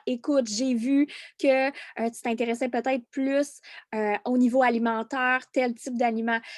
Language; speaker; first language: French; native; French